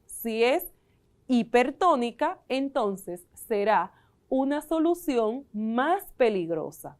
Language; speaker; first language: Spanish; native; Spanish